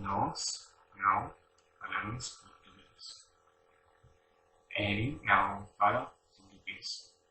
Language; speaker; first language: Portuguese; non-native, learner; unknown